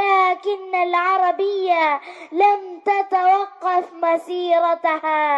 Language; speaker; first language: Arabic; non-native, learner; Malayalam